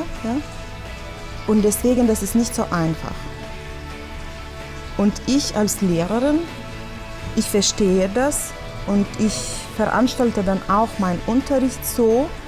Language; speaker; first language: German; non-native, fluent; Lithuanian